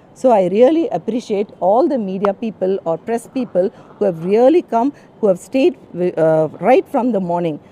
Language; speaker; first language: English; non-native, local second language; Tamil